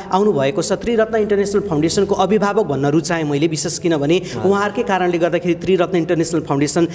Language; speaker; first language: Nepali; native; Nepali